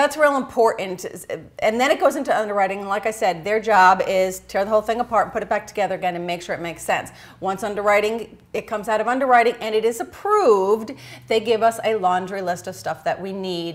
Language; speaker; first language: English; native; English